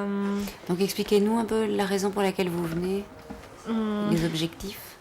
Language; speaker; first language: French; native; French